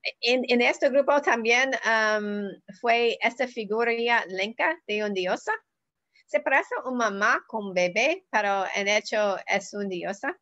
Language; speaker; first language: Spanish; non-native, learner; English